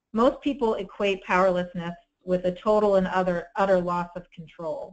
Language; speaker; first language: English; native; English